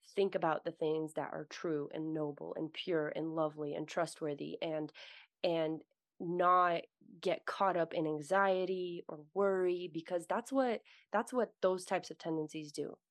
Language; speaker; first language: English; native; English